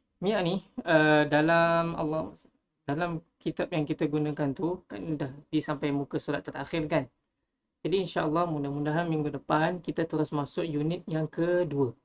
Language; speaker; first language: Malay; native; Malay